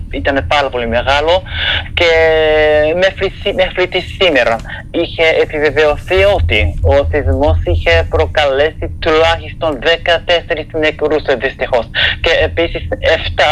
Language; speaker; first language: Greek; non-native, fluent; Japanese